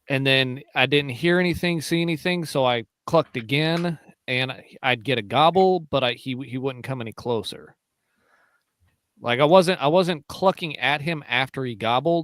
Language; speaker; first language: English; native; English